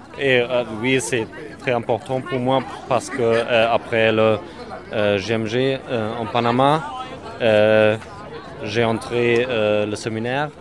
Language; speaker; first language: French; non-native, learner; German